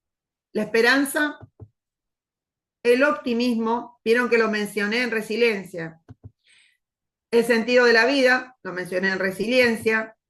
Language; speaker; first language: Spanish; native; Spanish